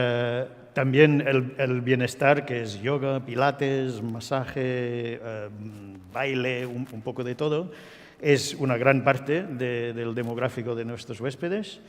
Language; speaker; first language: Spanish; non-native, fluent; English